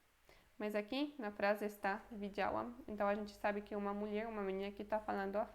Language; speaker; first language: Portuguese; non-native, fluent; Polish